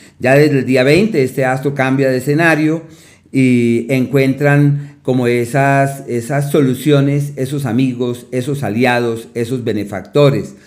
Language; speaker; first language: Spanish; native; Spanish